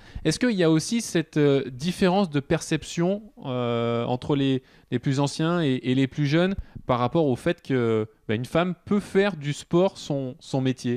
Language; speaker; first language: French; native; French